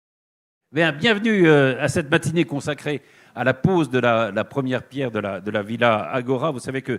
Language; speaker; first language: French; native; French